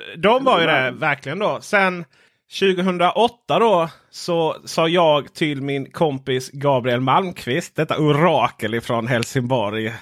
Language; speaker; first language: Swedish; native; Swedish